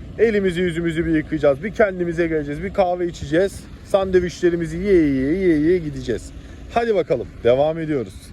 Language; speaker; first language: Turkish; early bilingual, heritage; Turkish